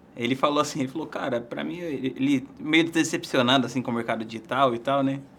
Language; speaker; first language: Portuguese; native; Portuguese